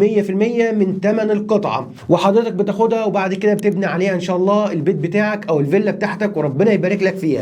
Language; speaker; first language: Arabic; native; Arabic